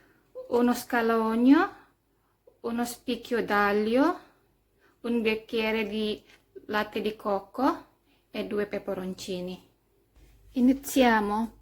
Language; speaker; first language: Italian; non-native, fluent; Indonesian